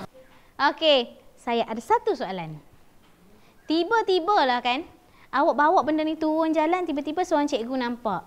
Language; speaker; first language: Malay; native; Malay